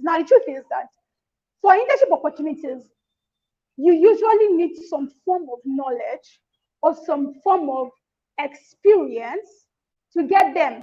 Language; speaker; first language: English; non-native, local second language; Yoruba